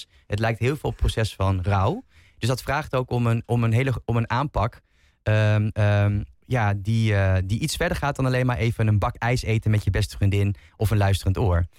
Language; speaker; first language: Dutch; native; Dutch